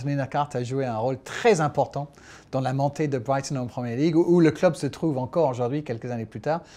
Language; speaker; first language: French; non-native, fluent; English